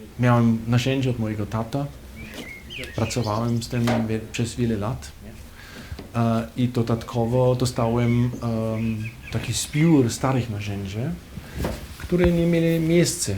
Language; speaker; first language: Polish; non-native, fluent; German